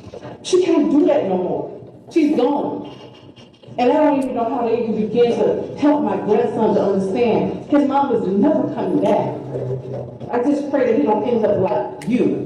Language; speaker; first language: English; native; English